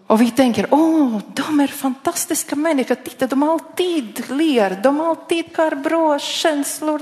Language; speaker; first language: Swedish; non-native, learner; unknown